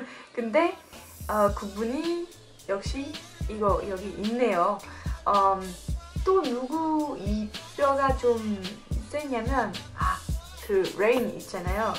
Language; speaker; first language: Korean; non-native, fluent; French